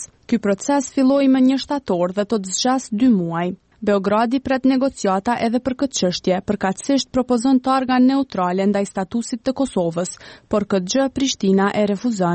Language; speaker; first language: Albanian; native; Albanian